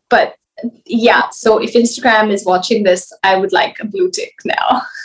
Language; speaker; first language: English; early bilingual, other home language; Hindi